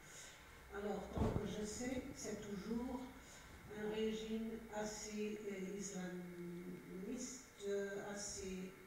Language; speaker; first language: French; non-native, fluent; Portuguese